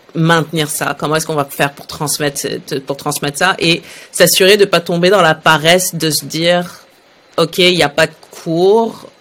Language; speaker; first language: French; early bilingual, other home language; Arabic